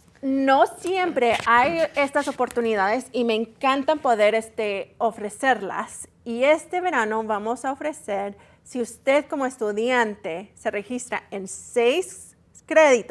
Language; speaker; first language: Spanish; early bilingual, heritage; Spanish